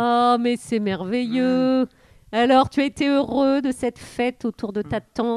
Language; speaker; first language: French; native; French